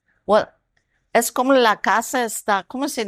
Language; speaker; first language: Spanish; non-native, learner; English